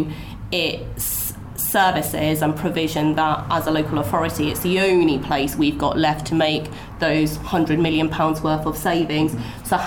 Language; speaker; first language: English; native; English